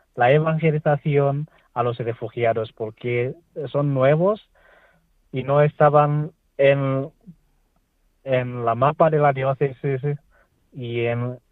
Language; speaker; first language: Spanish; non-native, learner; Swahili